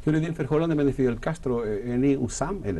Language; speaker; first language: Swedish; non-native, fluent; Spanish